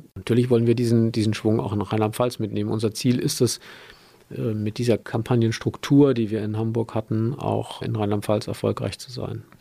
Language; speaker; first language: German; native; German